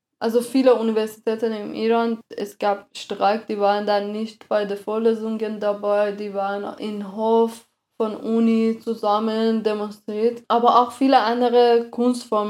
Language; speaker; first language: German; non-native, fluent; Persian